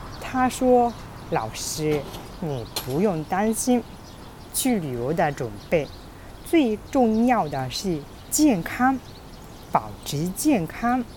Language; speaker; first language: Chinese; non-native, fluent; Japanese